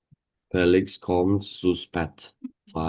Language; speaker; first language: German; non-native, learner; Indonesian